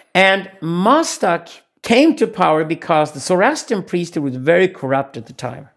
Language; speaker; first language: English; non-native, fluent; Swedish